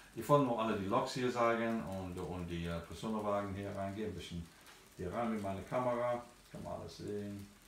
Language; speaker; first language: German; non-native, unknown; English